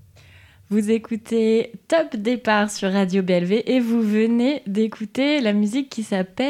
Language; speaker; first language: French; native; French